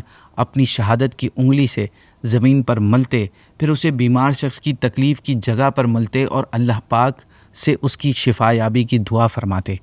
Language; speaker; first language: Urdu; native; Urdu